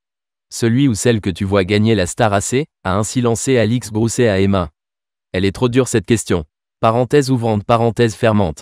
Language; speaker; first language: French; native; French